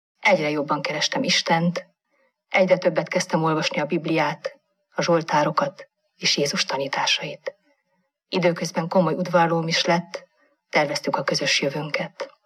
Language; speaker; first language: Hungarian; native; Hungarian